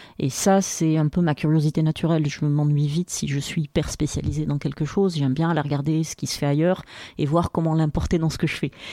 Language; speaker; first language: French; non-native, local second language; Arabic